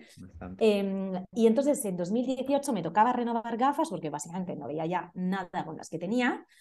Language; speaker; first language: Spanish; non-native, fluent; Italian